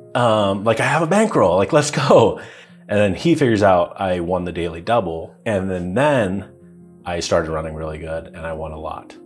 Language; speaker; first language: English; native; English